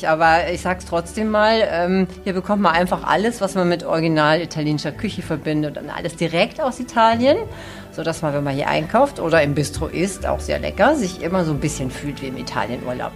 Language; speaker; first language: German; native; German